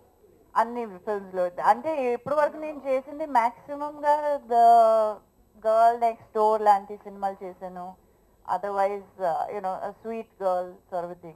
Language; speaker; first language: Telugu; non-native, local second language; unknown